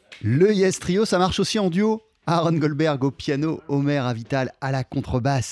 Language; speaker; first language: French; native; French